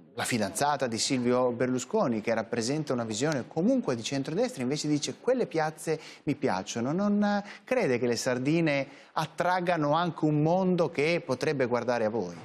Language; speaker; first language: Italian; native; Italian